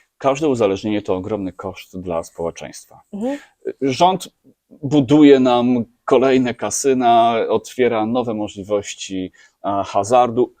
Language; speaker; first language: Polish; native; Polish